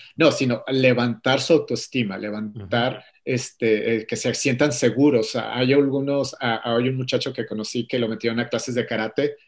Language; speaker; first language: Spanish; native; Spanish